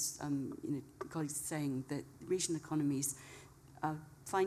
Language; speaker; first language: English; native; English